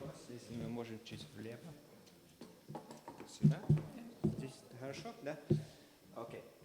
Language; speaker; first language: Russian; early bilingual, heritage; Russian